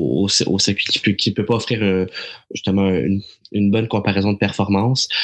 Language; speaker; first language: French; native; French